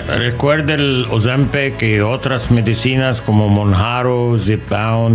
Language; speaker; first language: Spanish; non-native, learner; English